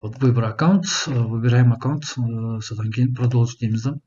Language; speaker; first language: Russian; non-native, local second language; Kazakh